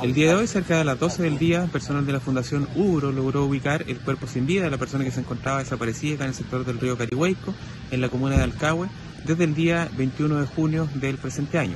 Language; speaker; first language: Spanish; native; Spanish